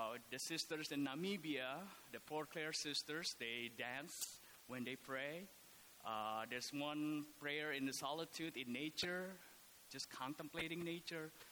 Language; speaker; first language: English; non-native, fluent; Indonesian